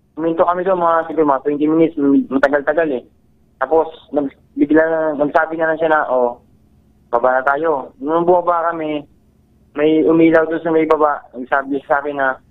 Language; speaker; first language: Filipino; native; Filipino